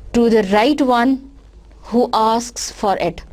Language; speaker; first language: English; non-native, local second language; Urdu